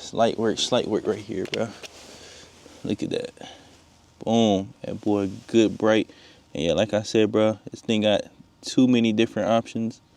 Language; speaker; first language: English; native; English